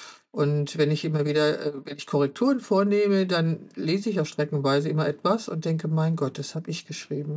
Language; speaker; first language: German; native; German